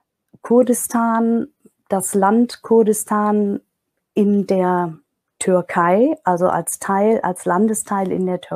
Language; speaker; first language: German; non-native, fluent; Kurdish